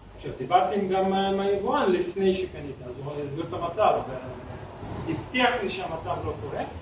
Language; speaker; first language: Hebrew; non-native, fluent; Russian